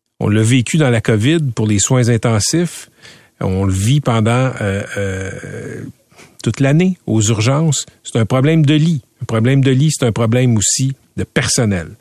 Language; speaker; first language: French; native; French